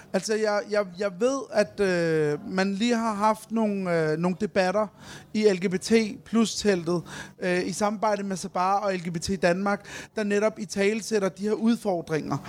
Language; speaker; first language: Danish; early bilingual, other home language; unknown